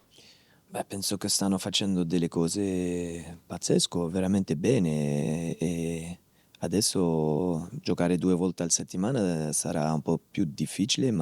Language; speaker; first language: Italian; non-native, fluent; Dutch